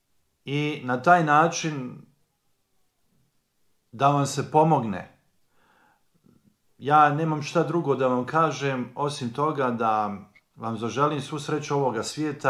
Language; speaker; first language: Croatian; native; Croatian